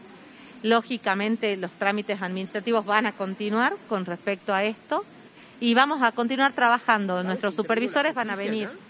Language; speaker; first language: Spanish; native; Spanish